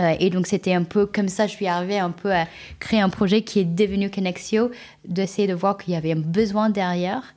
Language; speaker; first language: French; non-native, fluent; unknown